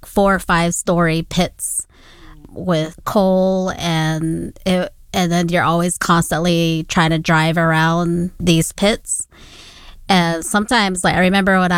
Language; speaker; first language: English; non-native, local second language; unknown